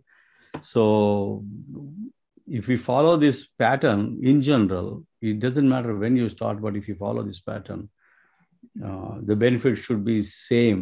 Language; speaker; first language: English; non-native, local second language; Telugu